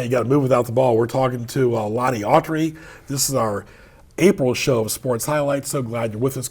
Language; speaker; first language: English; native; English